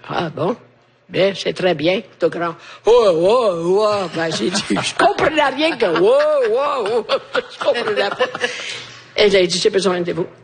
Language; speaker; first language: French; native; French